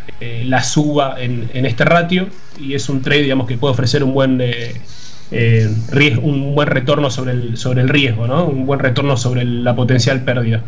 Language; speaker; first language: Spanish; native; Spanish